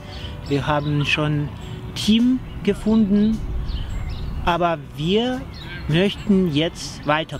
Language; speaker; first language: German; non-native, learner; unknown